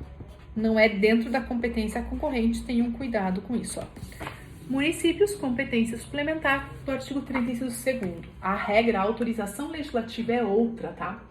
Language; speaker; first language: Portuguese; native; Portuguese